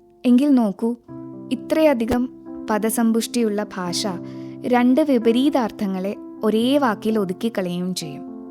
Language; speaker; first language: Malayalam; native; Malayalam